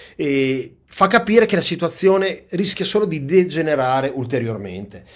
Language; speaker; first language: Italian; native; Italian